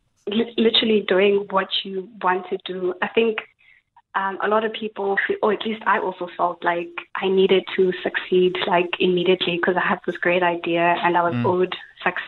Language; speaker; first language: English; non-native, local second language; Xhosa